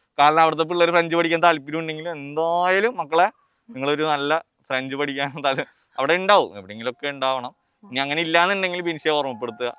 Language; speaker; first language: Malayalam; native; Malayalam